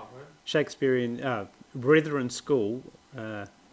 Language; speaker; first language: English; native; English